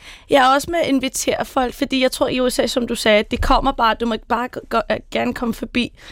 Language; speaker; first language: Danish; non-native, fluent; Persian